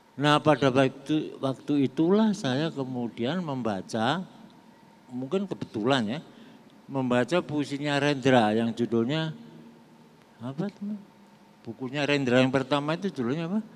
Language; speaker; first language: Indonesian; native; Indonesian